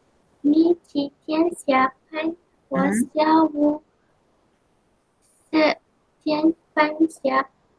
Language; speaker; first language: Chinese; non-native, learner; Malay